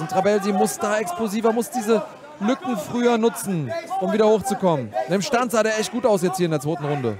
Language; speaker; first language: German; native; German